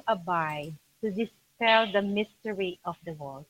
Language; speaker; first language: English; non-native, local second language; Filipino